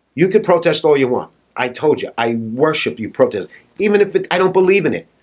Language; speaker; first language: English; native; English